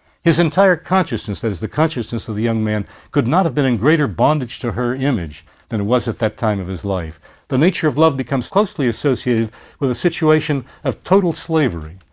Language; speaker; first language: English; native; English